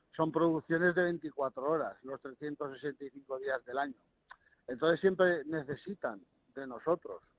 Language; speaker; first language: Spanish; native; Spanish